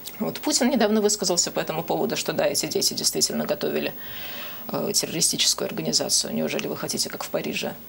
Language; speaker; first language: Russian; native; Russian